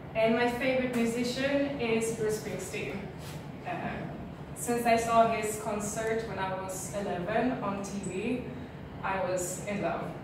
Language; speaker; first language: English; non-native, fluent; Swedish